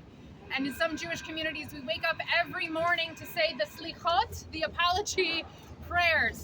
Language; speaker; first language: English; native; English